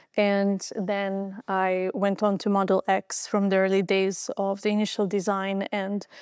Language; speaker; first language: English; non-native, fluent; Albanian